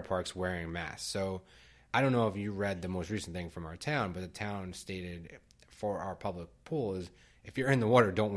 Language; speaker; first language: English; native; English